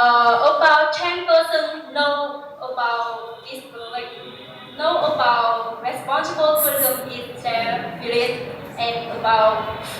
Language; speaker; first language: English; non-native, learner; Vietnamese